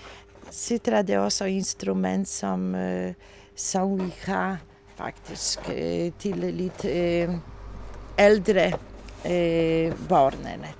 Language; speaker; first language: Danish; non-native, learner; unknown